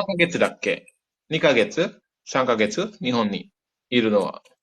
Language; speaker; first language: Japanese; non-native, fluent; Indonesian